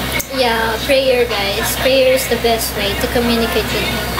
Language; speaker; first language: English; non-native, local second language; Filipino